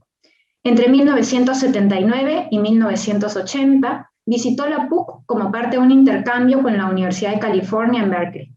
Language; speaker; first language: Spanish; native; Spanish